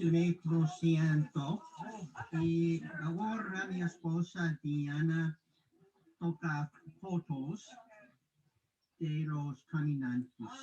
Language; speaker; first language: Spanish; non-native, learner; English